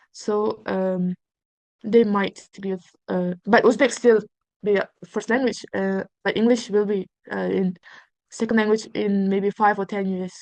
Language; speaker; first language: English; non-native, fluent; Uzbek